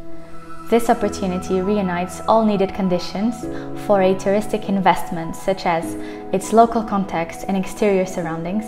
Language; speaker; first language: English; non-native, fluent; Portuguese